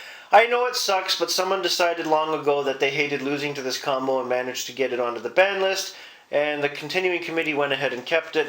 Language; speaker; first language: English; native; English